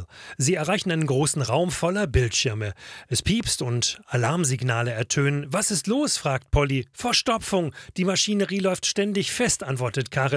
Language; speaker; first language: German; native; German